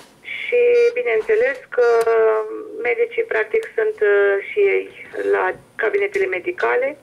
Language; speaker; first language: Romanian; native; Romanian